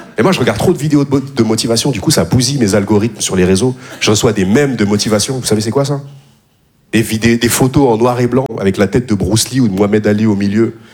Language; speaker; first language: French; native; French